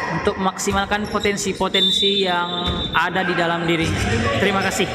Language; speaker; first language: Indonesian; native; Indonesian